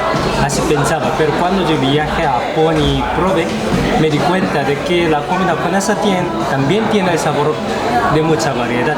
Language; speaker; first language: Spanish; non-native, fluent; Korean